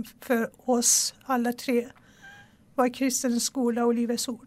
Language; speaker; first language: Swedish; non-native, fluent; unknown